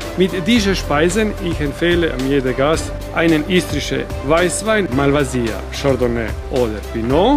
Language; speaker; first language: German; non-native, local second language; Croatian